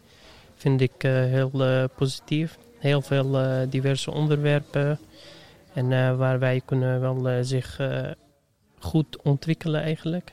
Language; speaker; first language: Dutch; non-native, fluent; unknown